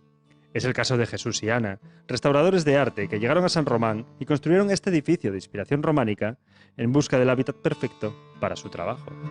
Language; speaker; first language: Spanish; native; Spanish